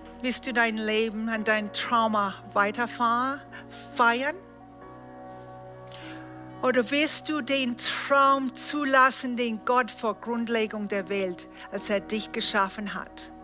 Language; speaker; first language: German; non-native, fluent; English